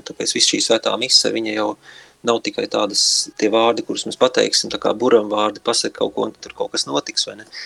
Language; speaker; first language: Latvian; native; Latvian